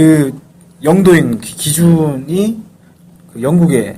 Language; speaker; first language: Korean; native; Korean